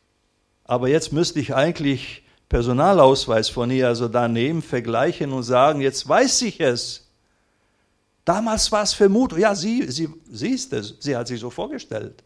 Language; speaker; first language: German; non-native, fluent; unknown